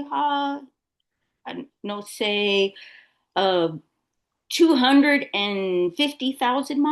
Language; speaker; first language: Spanish; non-native, learner; English